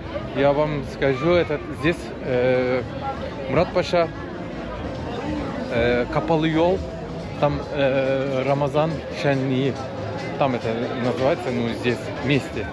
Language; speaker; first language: Russian; non-native, learner; Turkish